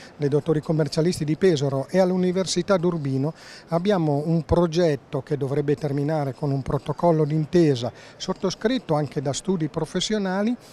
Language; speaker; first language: Italian; native; Italian